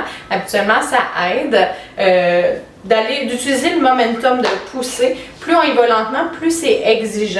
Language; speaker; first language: French; native; French